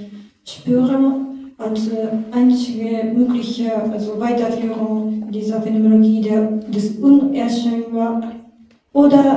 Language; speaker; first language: German; non-native, learner; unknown